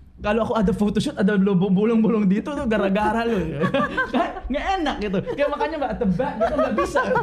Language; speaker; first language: Indonesian; non-native, fluent; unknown